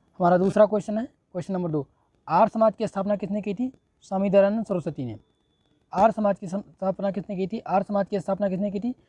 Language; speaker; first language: Hindi; native; Hindi